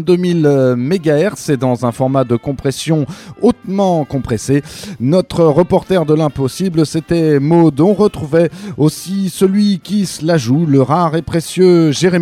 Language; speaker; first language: French; native; French